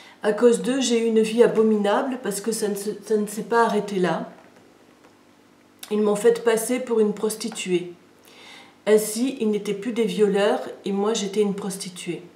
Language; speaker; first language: French; native; French